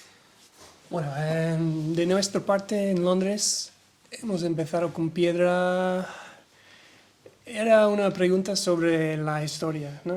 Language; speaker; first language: Spanish; non-native, learner; English